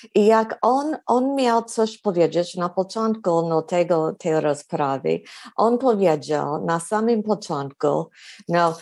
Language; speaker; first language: Polish; non-native, fluent; English